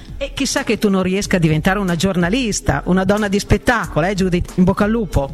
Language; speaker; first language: Italian; native; Italian